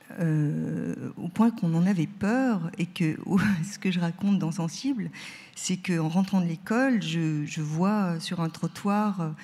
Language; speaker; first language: French; native; French